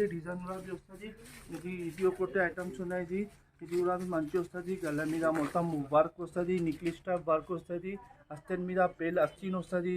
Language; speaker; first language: Telugu; non-native, local second language; Hindi